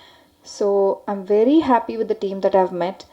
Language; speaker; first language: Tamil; non-native, learner; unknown